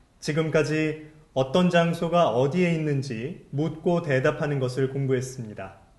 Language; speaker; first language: Korean; native; Korean